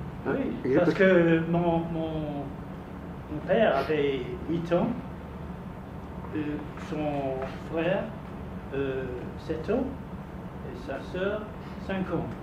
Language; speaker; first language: French; non-native, fluent; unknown